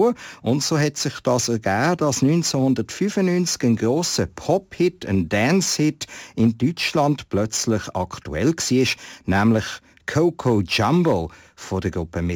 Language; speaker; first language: German; native; German